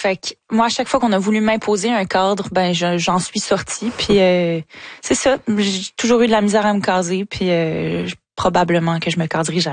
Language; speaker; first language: French; native; French